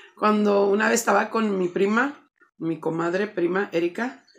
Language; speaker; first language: Spanish; early bilingual, heritage; Spanish